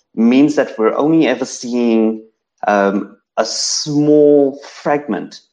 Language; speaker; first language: English; native; English